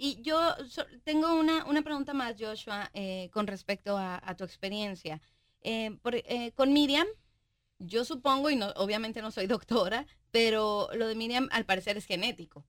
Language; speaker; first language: Spanish; native; Spanish